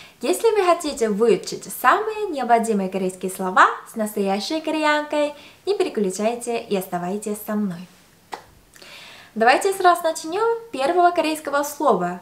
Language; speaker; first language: Russian; non-native, fluent; Korean